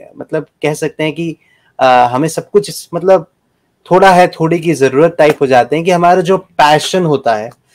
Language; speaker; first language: Hindi; native; Hindi